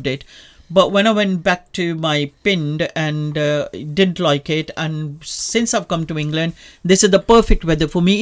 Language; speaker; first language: English; non-native, local second language; Punjabi